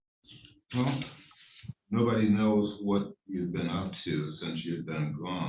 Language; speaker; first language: English; native; English